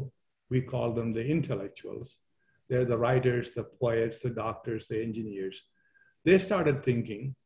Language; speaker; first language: English; non-native, local second language; Malayalam